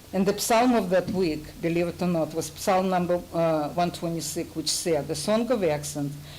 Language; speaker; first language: English; non-native, fluent; Russian